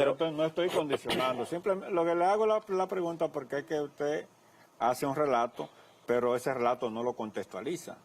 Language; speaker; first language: Spanish; native; Spanish